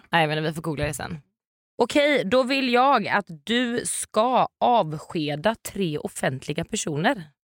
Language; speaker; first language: Swedish; native; Swedish